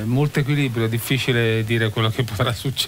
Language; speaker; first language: Italian; native; Italian